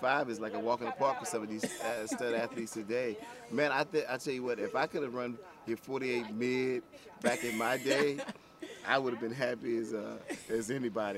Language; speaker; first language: English; native; English